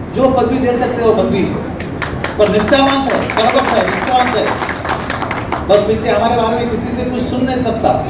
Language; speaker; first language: Hindi; non-native, local second language; Marathi